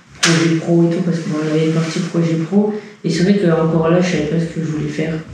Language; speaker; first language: French; early bilingual, heritage; French